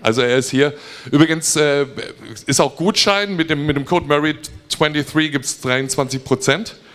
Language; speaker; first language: German; native; German